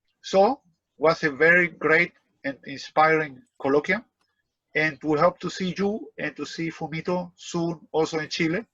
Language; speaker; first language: English; non-native, fluent; Spanish